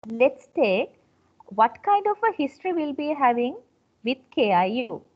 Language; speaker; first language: English; non-native, local second language; Sinhala